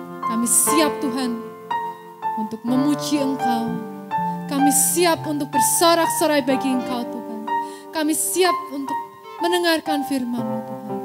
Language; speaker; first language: Indonesian; native; Indonesian